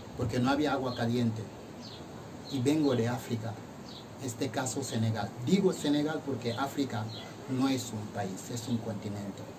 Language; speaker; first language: Spanish; non-native, fluent; Wolof